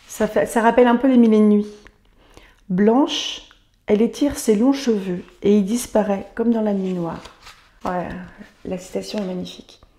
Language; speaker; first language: French; native; French